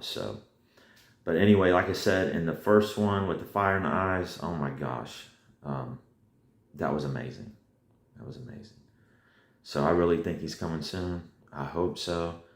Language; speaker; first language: English; native; English